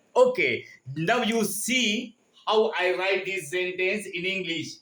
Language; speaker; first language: English; non-native, local second language; Sinhala